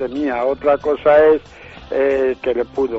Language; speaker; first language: Spanish; native; Spanish